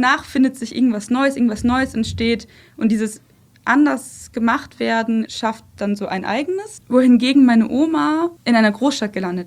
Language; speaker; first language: German; early bilingual, other home language; Russian